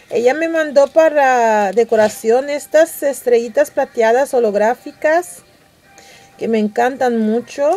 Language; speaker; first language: Spanish; early bilingual, heritage; Spanish